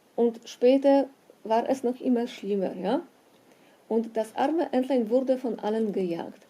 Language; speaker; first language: German; non-native, fluent; Polish